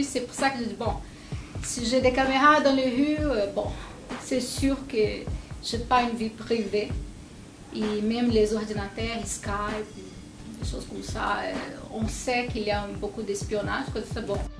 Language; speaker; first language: French; non-native, fluent; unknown